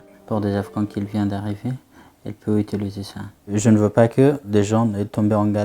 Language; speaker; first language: French; non-native, fluent; Persian